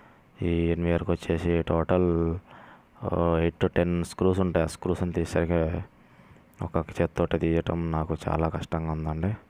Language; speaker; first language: Telugu; native; Telugu